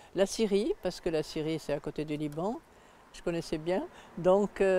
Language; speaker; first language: French; native; French